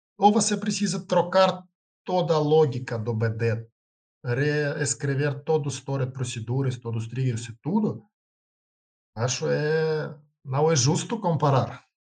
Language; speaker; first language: Portuguese; non-native, learner; Russian